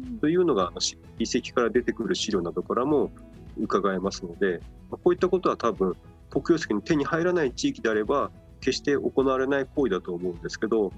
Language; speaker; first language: Japanese; native; Japanese